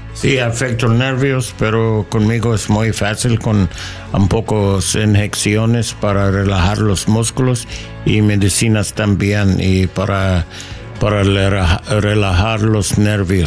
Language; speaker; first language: Spanish; non-native, learner; English